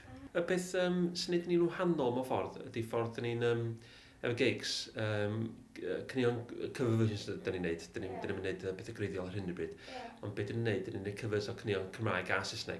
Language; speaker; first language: Welsh; native; Welsh